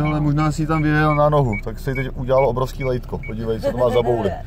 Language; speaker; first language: Czech; native; Czech